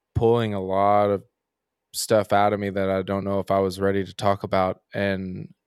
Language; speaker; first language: English; native; English